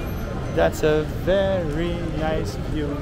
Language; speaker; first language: English; non-native, fluent; French